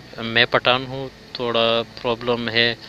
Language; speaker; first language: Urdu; non-native, local second language; Pashto